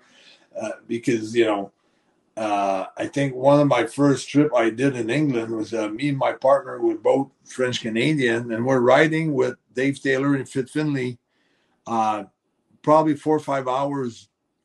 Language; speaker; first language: English; non-native, fluent; French